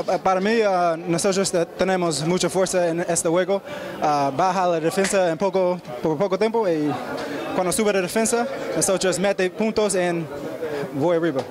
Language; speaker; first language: Spanish; early bilingual, heritage; English